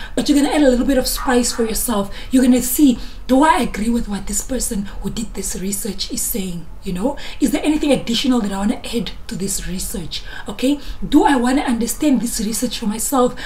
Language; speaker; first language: English; non-native, local second language; Afrikaans